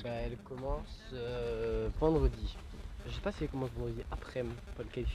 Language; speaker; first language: French; native; French